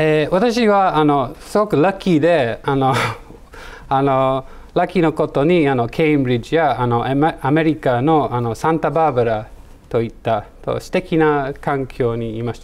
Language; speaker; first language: Japanese; non-native, learner; English